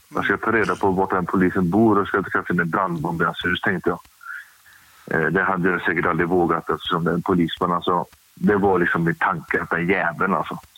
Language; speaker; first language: Swedish; native; Swedish